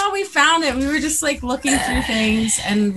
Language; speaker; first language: English; native; English